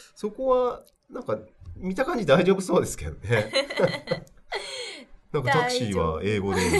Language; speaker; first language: Japanese; native; Japanese